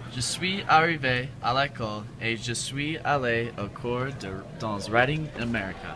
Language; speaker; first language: French; non-native, learner; English